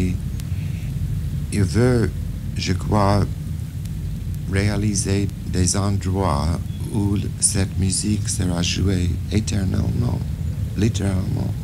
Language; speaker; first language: French; non-native, fluent; English